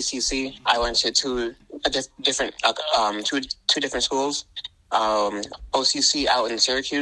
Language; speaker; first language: English; native; English